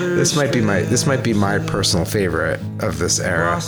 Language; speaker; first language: English; native; English